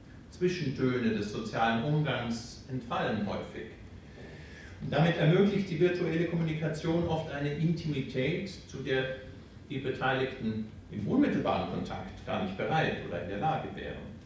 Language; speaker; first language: German; native; German